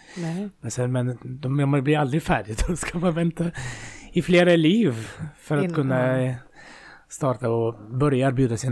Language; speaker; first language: Swedish; non-native, fluent; Russian